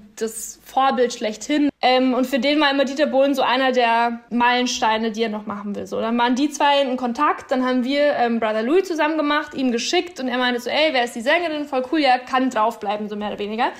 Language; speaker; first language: German; native; German